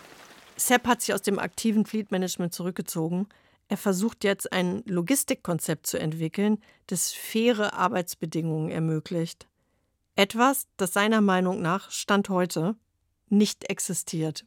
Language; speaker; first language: German; native; German